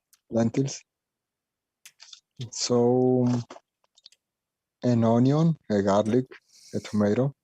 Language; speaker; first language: English; non-native, learner; Spanish